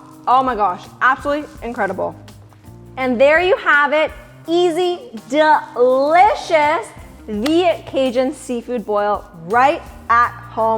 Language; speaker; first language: English; native; English